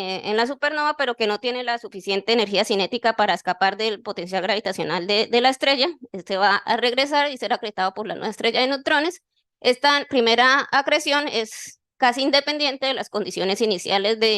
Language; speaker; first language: Spanish; native; Spanish